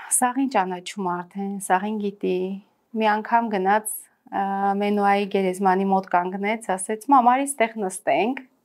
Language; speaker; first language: Armenian; native; Armenian